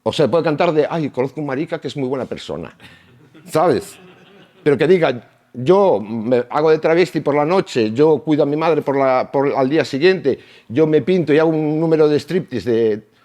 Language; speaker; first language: Spanish; native; Spanish